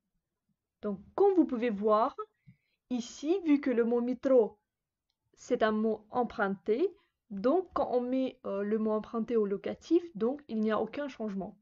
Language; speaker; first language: French; non-native, fluent; Russian